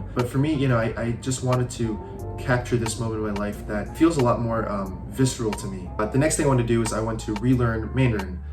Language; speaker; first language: English; early bilingual, other home language; Chinese